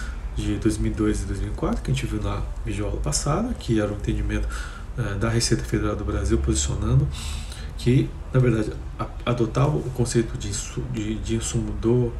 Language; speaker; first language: Portuguese; native; Portuguese